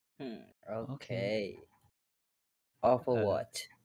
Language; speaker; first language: English; non-native, learner; Indonesian